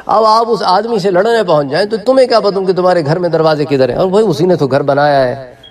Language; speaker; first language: Urdu; non-native, local second language; Punjabi